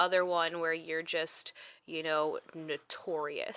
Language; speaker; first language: English; native; English